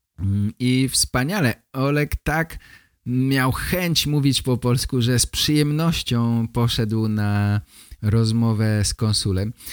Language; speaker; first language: Polish; native; Polish